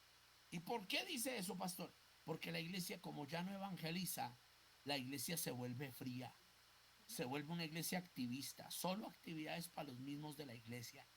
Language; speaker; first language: Spanish; native; Spanish